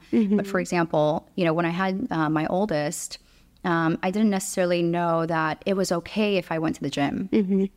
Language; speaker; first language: English; early bilingual, other home language; Romanian